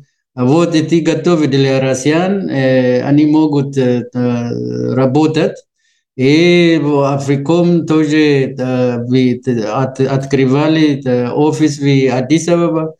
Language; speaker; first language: Russian; non-native, learner; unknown